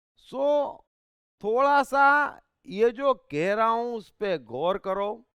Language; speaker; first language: Hindi; native; Hindi